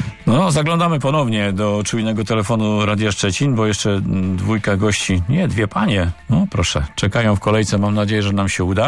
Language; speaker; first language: Polish; native; Polish